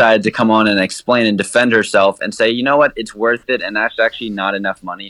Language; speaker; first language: English; native; English